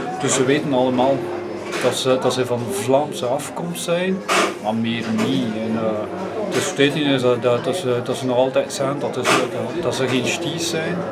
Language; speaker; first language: Dutch; non-native, local second language; French